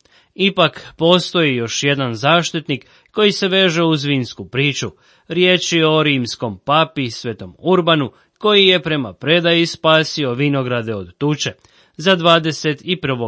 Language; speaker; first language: Croatian; native; Croatian